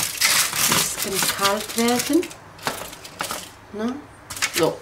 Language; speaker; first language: German; non-native, learner; Turkish